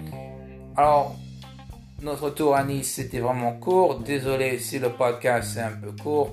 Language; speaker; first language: French; early bilingual, heritage; French